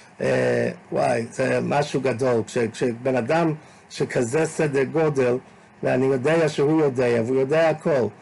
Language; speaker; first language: Hebrew; non-native, fluent; English